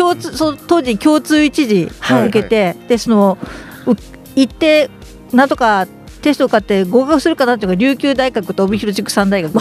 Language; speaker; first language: Japanese; native; Japanese